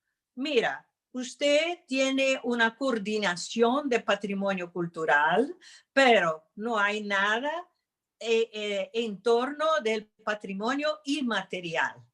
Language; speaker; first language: Spanish; non-native, fluent; Portuguese